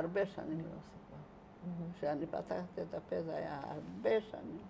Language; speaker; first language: Hebrew; non-native, fluent; Hungarian